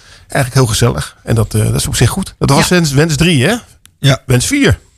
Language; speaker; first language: Dutch; native; Dutch